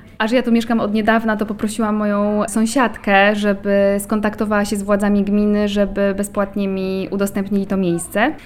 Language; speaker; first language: Polish; native; Polish